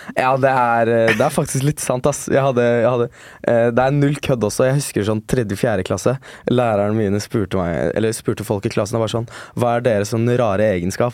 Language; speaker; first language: Norwegian; early bilingual, other home language; Turkish